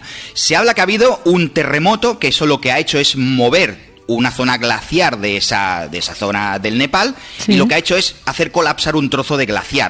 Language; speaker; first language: Spanish; native; Spanish